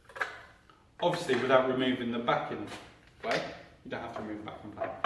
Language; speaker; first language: English; native; English